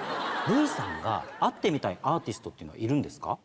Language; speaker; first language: Japanese; native; Japanese